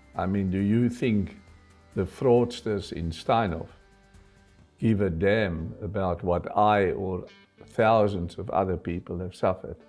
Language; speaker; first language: English; non-native, local second language; Afrikaans